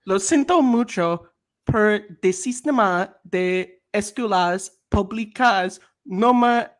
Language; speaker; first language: Spanish; non-native, learner; English